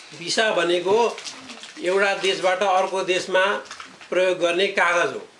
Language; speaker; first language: Nepali; native; Nepali